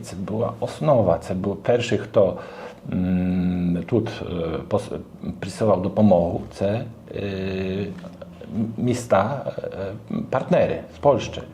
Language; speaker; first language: Ukrainian; non-native, learner; Polish